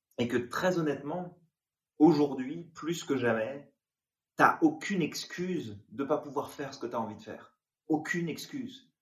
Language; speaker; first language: French; native; French